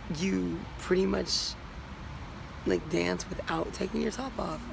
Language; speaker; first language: English; native; English